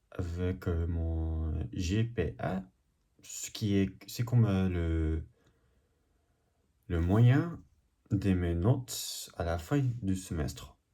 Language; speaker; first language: French; non-native, learner; English